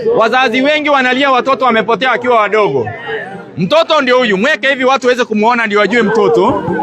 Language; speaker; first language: Swahili; native; Swahili